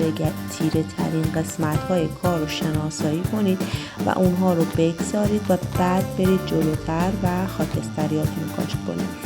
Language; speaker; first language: Persian; native; Persian